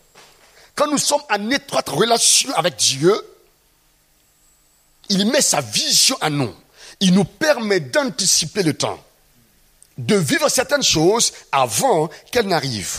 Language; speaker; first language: French; non-native, local second language; Mossi